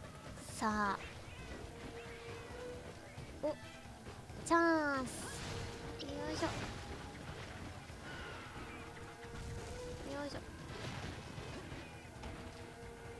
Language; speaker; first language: Japanese; native; Japanese